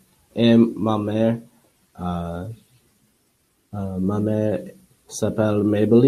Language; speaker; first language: French; non-native, learner; English